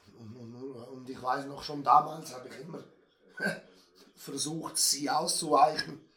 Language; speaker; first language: German; native; German